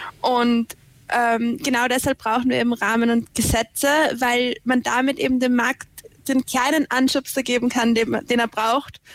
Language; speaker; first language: German; native; German